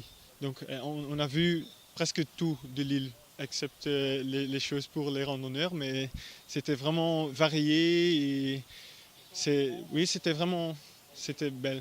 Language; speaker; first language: French; non-native, fluent; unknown